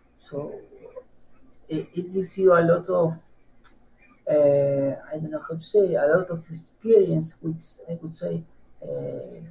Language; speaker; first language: English; non-native, learner; Spanish